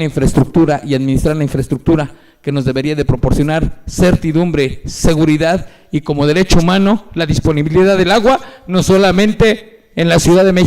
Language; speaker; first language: Spanish; native; Spanish